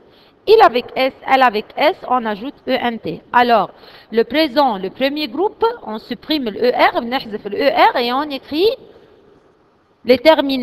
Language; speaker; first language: French; non-native, fluent; Arabic